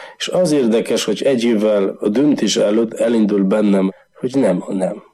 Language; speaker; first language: Hungarian; non-native, learner; Polish